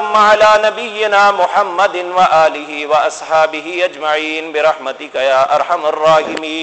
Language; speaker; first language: Urdu; non-native, local second language; Punjabi